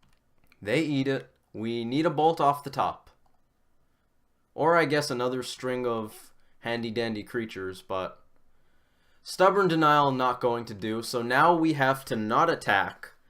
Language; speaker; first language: English; native; English